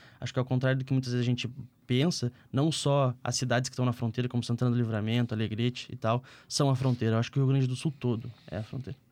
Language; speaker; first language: Portuguese; native; Portuguese